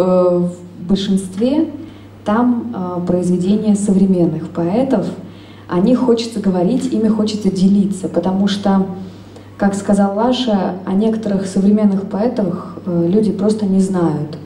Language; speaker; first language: Russian; native; Russian